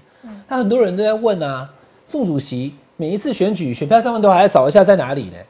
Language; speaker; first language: Chinese; native; Chinese